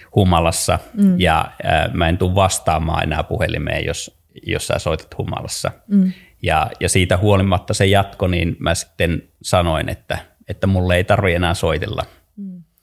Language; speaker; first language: Finnish; native; Finnish